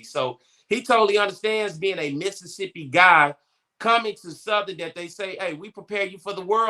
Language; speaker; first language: English; native; English